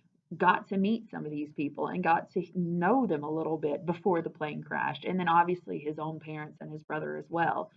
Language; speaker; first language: English; native; English